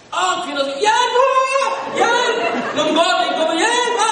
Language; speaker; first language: Swedish; early bilingual, other home language; Arabic